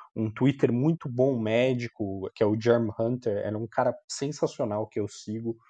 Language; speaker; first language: Portuguese; native; Portuguese